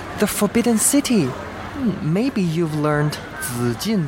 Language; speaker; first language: English; non-native, fluent; Chinese